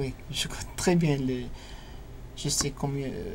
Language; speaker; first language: French; non-native, learner; English